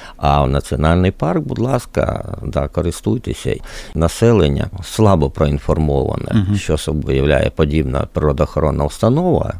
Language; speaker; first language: Ukrainian; native; Ukrainian